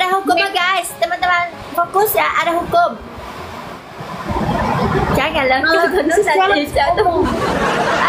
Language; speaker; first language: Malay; non-native, fluent; Vietnamese